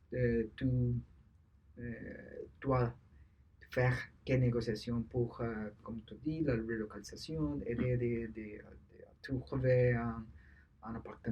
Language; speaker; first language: French; non-native, learner; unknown